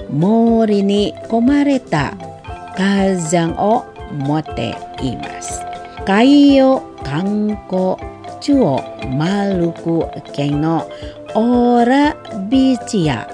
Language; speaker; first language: Japanese; non-native, fluent; Indonesian